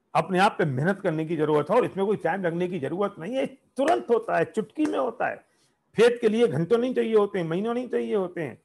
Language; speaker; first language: Hindi; native; Hindi